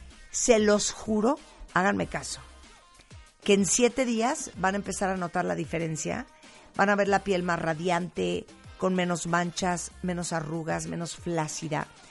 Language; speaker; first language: Spanish; native; Spanish